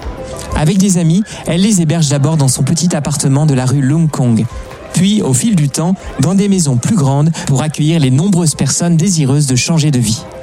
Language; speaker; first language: French; native; French